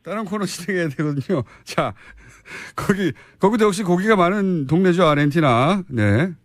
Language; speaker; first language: Korean; native; Korean